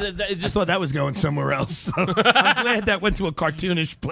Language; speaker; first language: English; native; English